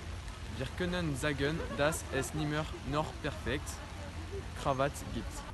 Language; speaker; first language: German; non-native, learner; French